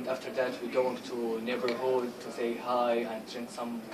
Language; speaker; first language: English; non-native, learner; Arabic